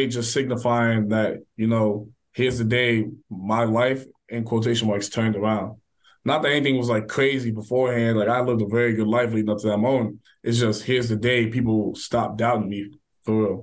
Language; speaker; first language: English; native; English